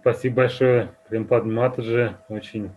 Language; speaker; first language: Russian; native; Russian